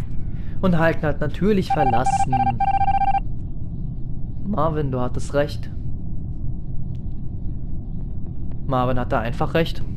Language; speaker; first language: German; native; German